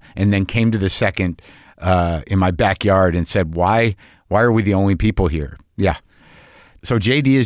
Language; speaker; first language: English; native; English